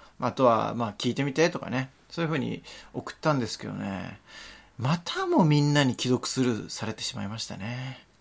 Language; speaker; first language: Japanese; native; Japanese